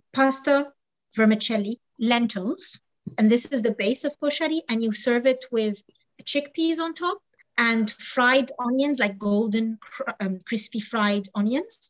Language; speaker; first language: English; non-native, fluent; Arabic